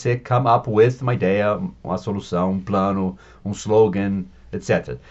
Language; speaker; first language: Portuguese; non-native, fluent; English